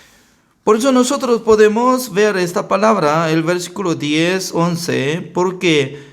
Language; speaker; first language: Spanish; non-native, learner; Korean